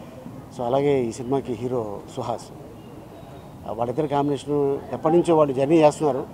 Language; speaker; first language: Telugu; native; Telugu